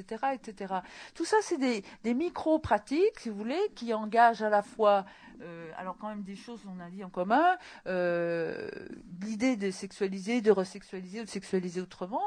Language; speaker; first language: French; native; French